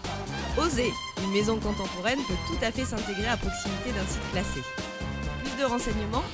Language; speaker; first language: French; native; French